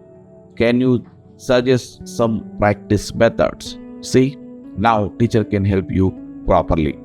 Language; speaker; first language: English; non-native, local second language; Telugu